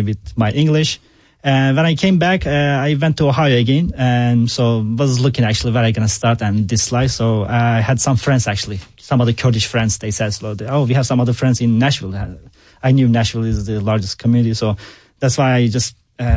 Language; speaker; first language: English; non-native, fluent; Turkish